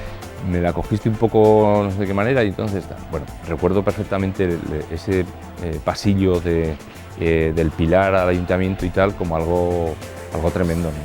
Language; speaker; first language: Spanish; native; Spanish